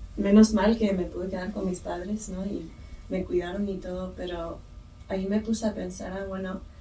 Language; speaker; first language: Spanish; early bilingual, heritage; Spanish